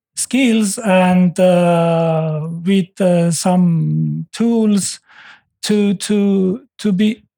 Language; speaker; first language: English; non-native, fluent; Persian